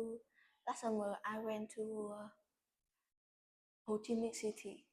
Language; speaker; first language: English; non-native, learner; Vietnamese